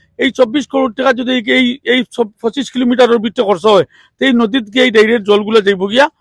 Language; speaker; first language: Bangla; native; Bangla